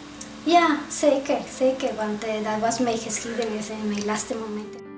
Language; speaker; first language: Dutch; non-native, fluent; Spanish